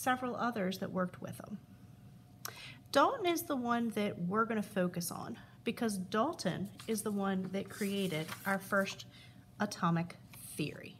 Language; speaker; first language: English; native; English